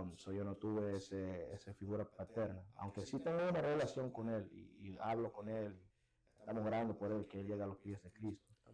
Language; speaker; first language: Spanish; early bilingual, heritage; Spanish